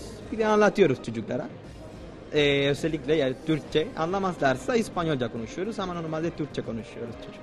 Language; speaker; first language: Turkish; non-native, fluent; Spanish